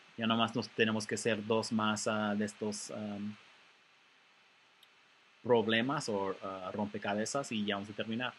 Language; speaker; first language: Spanish; early bilingual, heritage; Spanish